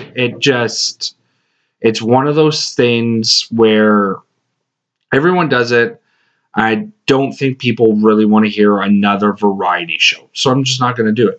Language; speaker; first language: English; native; English